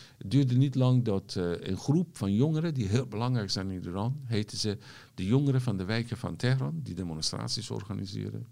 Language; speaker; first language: Dutch; non-native, fluent; Persian